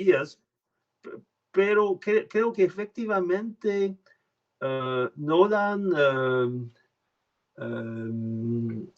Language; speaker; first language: Spanish; non-native, learner; French